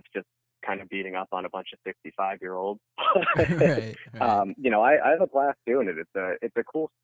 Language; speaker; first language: English; native; English